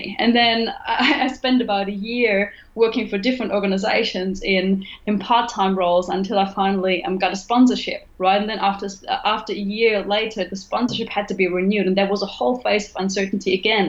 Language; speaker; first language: English; non-native, fluent; German